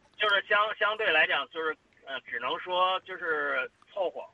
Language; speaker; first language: Chinese; native; Chinese